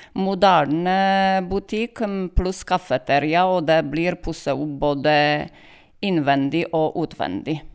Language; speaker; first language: Norwegian; non-native, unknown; Polish